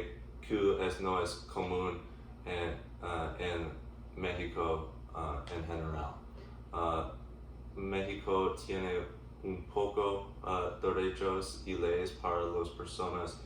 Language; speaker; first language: Spanish; non-native, learner; English